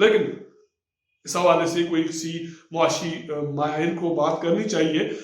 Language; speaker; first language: Urdu; non-native, local second language; Sindhi